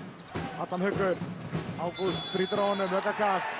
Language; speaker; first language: Icelandic; native; Icelandic